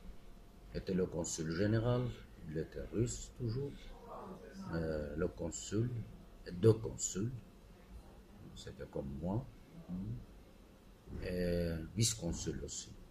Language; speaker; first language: French; non-native, fluent; Armenian